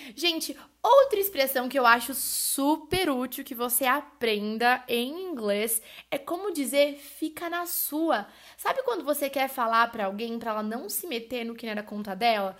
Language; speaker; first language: Portuguese; native; Portuguese